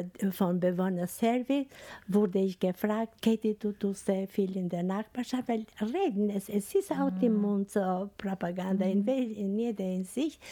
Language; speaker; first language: German; non-native, fluent; Albanian